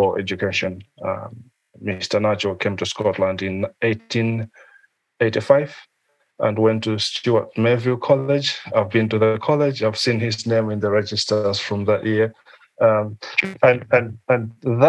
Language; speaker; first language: English; non-native, local second language; Nyanja